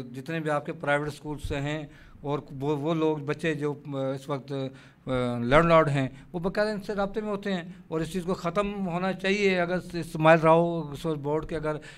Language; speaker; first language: Urdu; native; Urdu